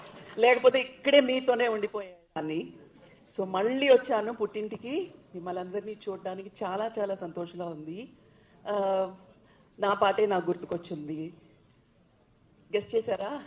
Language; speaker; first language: Telugu; non-native, local second language; Tamil